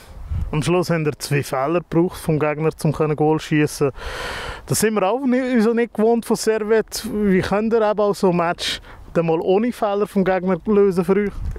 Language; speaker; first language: German; native; German